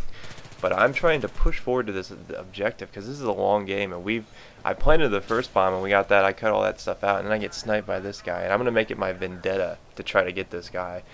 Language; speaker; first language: English; native; English